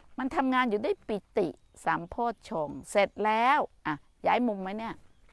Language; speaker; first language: Thai; native; Thai